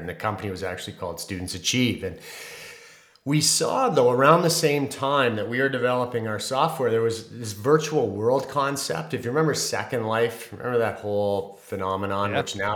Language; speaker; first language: English; native; English